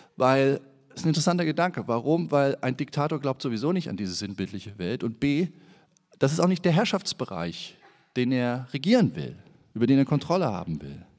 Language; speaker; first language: German; native; German